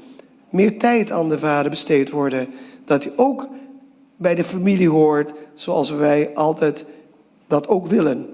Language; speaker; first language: Dutch; non-native, local second language; Papiamento